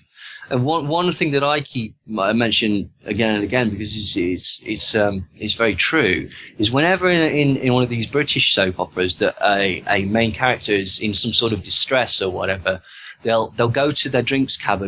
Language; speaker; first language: English; native; English